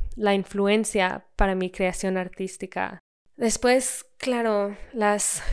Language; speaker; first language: Spanish; early bilingual, heritage; Spanish